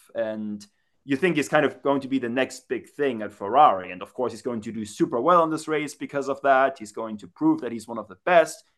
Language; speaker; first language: English; non-native, fluent; German